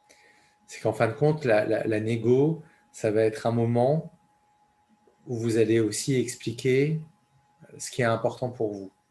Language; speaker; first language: French; native; French